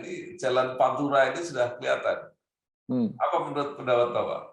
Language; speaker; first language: Indonesian; native; Indonesian